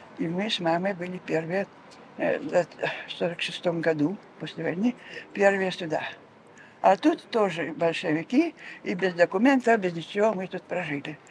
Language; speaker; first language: Russian; non-native, local second language; Lithuanian